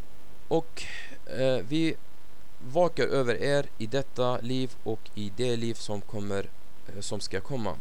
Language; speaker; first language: Swedish; non-native, fluent; Arabic